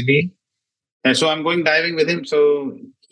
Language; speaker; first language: English; non-native, local second language; Hindi